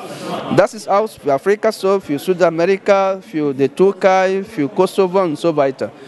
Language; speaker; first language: German; non-native, fluent; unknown